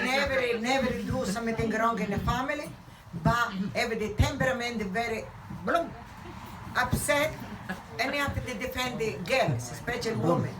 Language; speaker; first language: English; non-native, learner; Italian